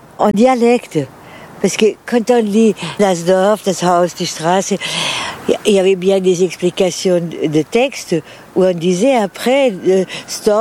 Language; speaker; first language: French; non-native, fluent; German